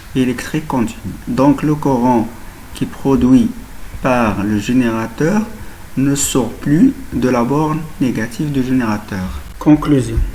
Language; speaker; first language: French; non-native, local second language; Arabic